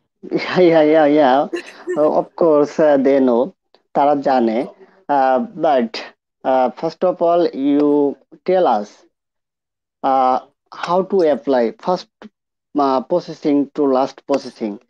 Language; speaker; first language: English; non-native, local second language; Bangla